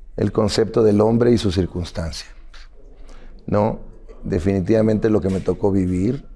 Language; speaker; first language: Spanish; native; Spanish